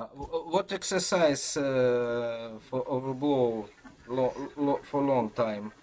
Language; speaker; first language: English; non-native, learner; Ukrainian